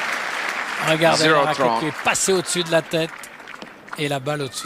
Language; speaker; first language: French; native; French